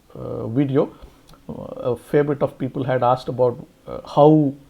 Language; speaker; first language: English; non-native, local second language; Tamil